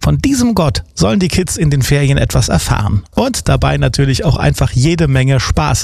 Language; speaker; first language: German; native; German